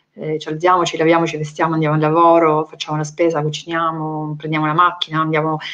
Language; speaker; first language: Italian; native; Italian